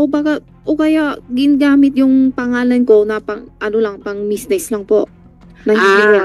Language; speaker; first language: Filipino; non-native, learner; Chinese